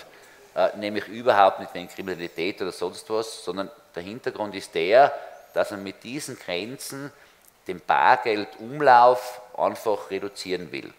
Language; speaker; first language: German; native; German